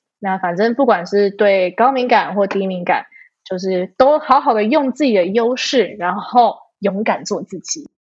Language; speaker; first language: Chinese; early bilingual, heritage; Chinese